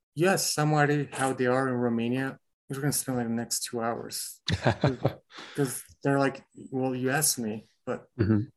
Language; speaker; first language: English; early bilingual, other home language; Romanian